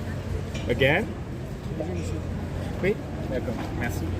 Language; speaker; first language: French; non-native, learner; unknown